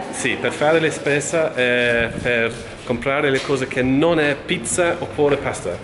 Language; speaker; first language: Italian; non-native, learner; English